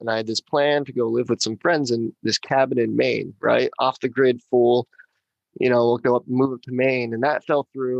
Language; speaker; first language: English; native; English